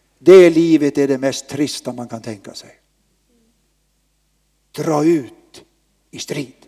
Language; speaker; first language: Swedish; native; Swedish